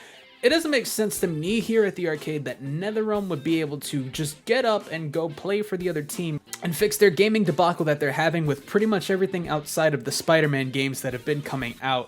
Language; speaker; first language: English; native; English